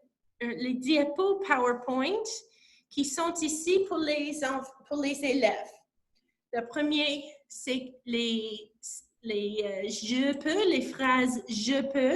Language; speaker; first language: French; non-native, local second language; English